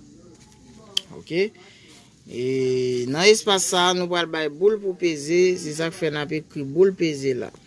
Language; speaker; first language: French; non-native, local second language; Haitian Creole